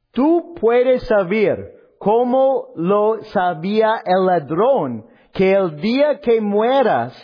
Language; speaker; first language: Spanish; non-native, learner; English